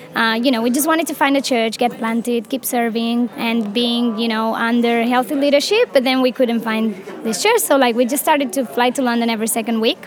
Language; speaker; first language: English; non-native, fluent; Romanian